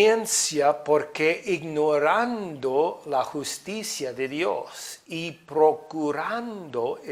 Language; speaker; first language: Spanish; non-native, fluent; English